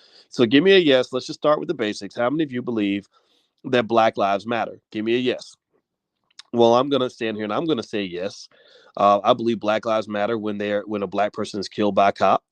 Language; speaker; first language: English; native; English